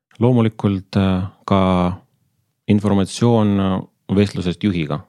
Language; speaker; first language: Estonian; non-native, local second language; Russian